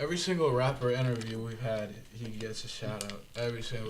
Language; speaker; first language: English; native; English